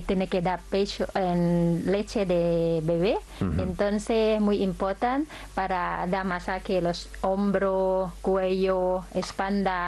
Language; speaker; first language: Spanish; non-native, learner; Thai